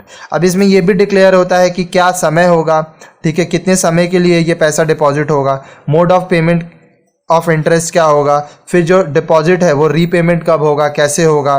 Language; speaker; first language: Hindi; native; Hindi